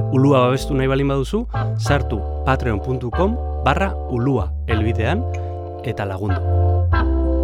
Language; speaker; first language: Basque; native; Basque